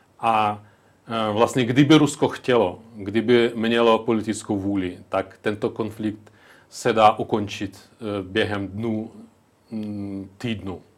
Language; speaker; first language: Czech; non-native, local second language; Ukrainian